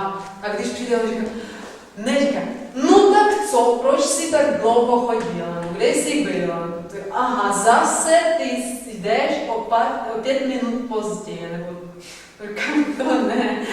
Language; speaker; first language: Czech; non-native, fluent; Russian